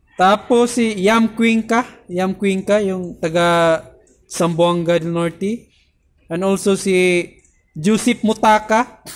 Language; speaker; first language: Filipino; non-native, local second language; Cebuano